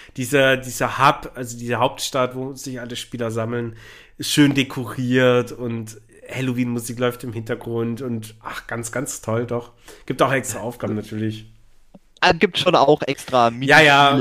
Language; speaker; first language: German; native; German